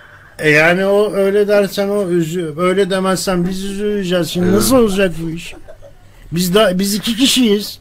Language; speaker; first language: Turkish; native; Turkish